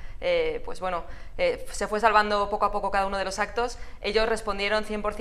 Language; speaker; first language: Spanish; native; Spanish